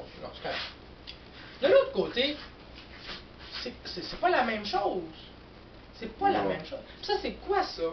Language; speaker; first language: French; native; French